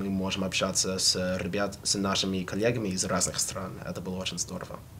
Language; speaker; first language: Russian; non-native, fluent; English